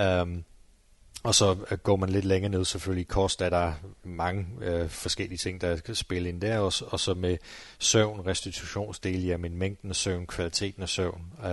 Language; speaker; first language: Danish; non-native, fluent; English